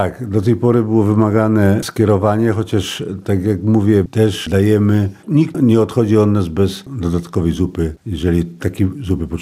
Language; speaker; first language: Polish; native; Polish